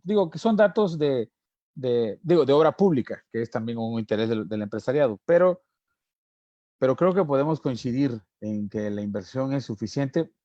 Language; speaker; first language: Spanish; native; Spanish